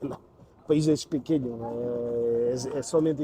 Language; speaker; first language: Spanish; non-native, learner; Portuguese